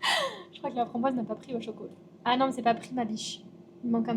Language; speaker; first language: French; native; French